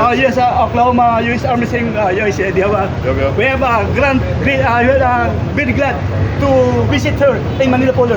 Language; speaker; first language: English; non-native, learner; Filipino